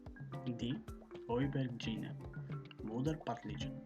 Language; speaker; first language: German; non-native, fluent; Macedonian